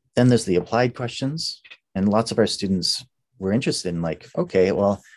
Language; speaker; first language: English; native; English